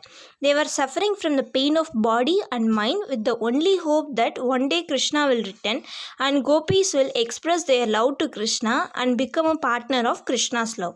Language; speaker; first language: English; non-native, local second language; Hindi